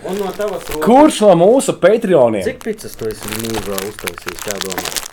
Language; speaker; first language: Latvian; early bilingual, heritage; Latvian